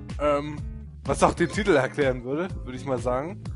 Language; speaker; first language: German; native; German